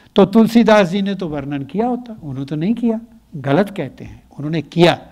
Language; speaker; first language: Hindi; native; Hindi